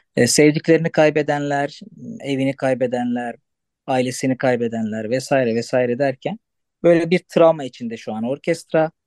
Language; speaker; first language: Turkish; non-native, local second language; Arabic